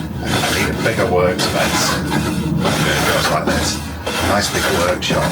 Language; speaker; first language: English; native; English